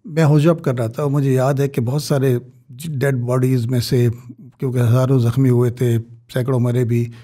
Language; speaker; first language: Urdu; native; Urdu